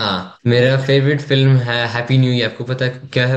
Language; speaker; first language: Hindi; early bilingual, heritage; English